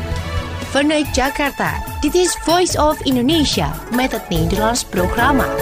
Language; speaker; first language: Dutch; non-native, fluent; Indonesian